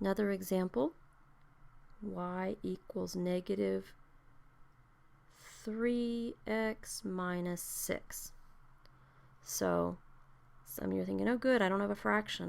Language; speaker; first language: English; native; English